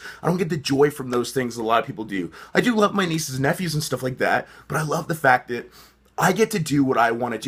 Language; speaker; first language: English; native; English